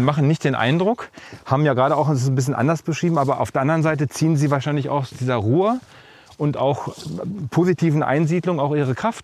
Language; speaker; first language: German; native; German